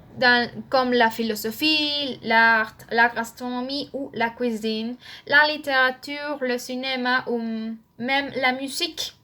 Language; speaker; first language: French; non-native, learner; Spanish